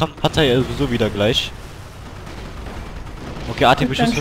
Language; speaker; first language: German; native; German